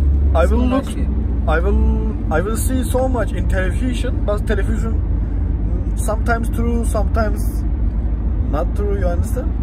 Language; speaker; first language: English; non-native, learner; Turkish